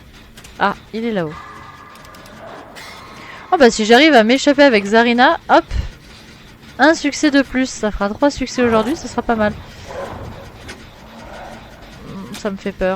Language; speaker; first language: French; native; French